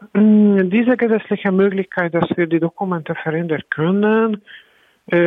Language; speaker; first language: German; non-native, learner; Hungarian